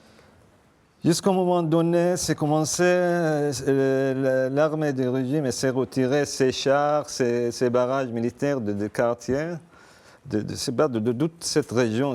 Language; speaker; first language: French; non-native, fluent; Arabic